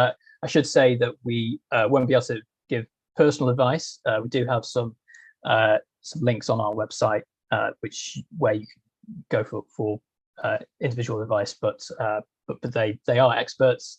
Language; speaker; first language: English; native; English